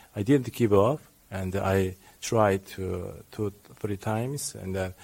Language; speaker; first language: English; non-native, learner; Korean